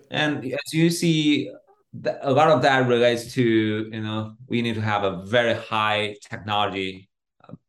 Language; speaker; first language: English; non-native, fluent; Chinese